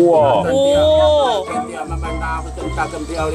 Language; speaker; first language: Chinese; native; Chinese